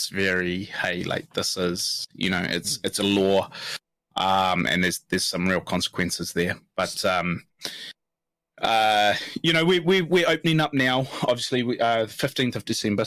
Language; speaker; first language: English; native; English